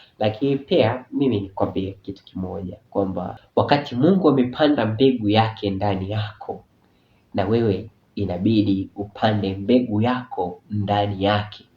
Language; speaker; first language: Swahili; native; Swahili